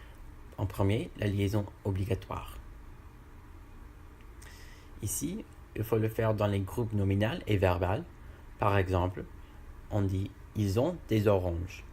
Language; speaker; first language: French; non-native, learner; English